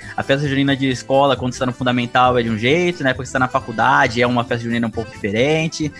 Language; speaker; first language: Portuguese; native; Portuguese